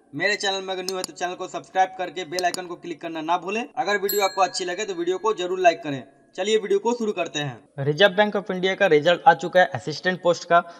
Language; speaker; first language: Hindi; non-native, local second language; Bangla